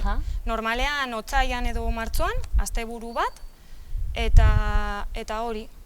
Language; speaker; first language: Basque; non-native, local second language; Spanish